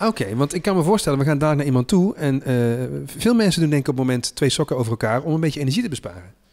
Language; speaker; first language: Dutch; native; Dutch